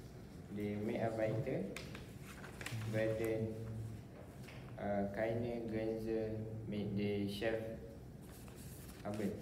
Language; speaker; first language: German; non-native, learner; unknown